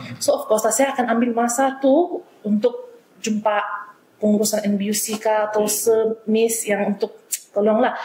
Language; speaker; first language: Malay; native; Malay